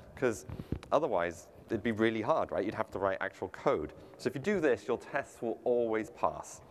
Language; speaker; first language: English; native; English